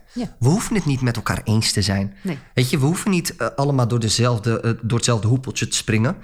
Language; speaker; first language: Dutch; early bilingual, other home language; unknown